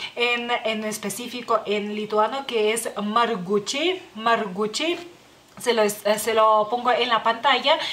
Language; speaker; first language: Spanish; non-native, fluent; Lithuanian